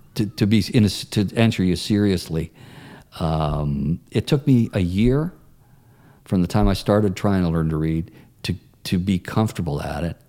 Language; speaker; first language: English; native; English